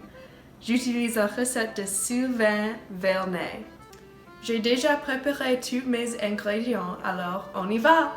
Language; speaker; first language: French; non-native, learner; English